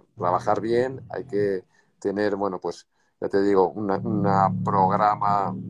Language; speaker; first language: Spanish; native; Spanish